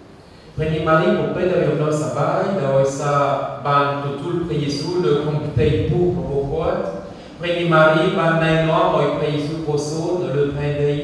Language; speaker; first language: Khmer; non-native, fluent; French